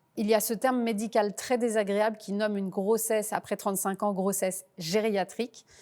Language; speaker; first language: French; native; French